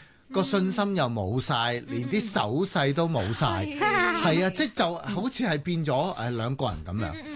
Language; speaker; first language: Cantonese; native; Cantonese